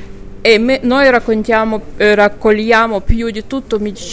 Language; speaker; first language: Italian; non-native, learner; Ukrainian